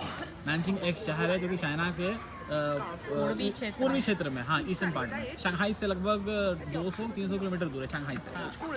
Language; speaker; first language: Hindi; native; Hindi